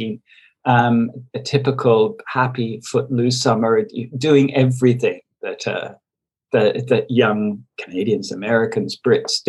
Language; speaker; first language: English; native; English